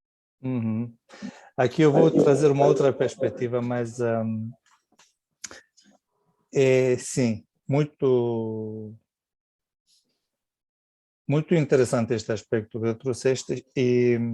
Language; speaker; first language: Portuguese; non-native, fluent; Romanian